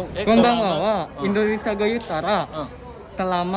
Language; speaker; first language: Japanese; non-native, learner; Indonesian